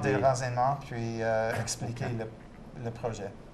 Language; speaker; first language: French; non-native, local second language; English